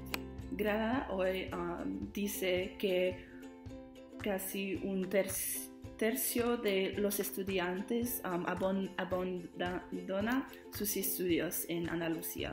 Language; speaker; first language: Spanish; non-native, learner; English